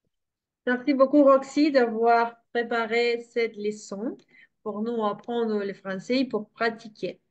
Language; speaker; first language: French; non-native, fluent; Spanish